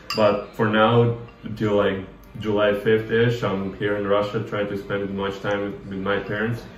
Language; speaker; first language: English; non-native, fluent; Russian